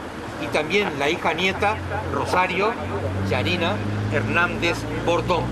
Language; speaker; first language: Spanish; native; Spanish